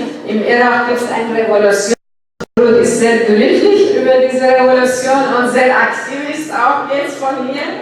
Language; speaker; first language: German; non-native, local second language; Persian